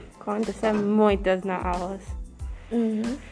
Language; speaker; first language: Portuguese; non-native, learner; English